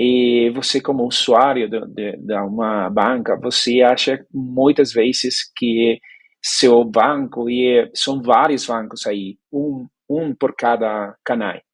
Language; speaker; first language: Portuguese; non-native, fluent; Spanish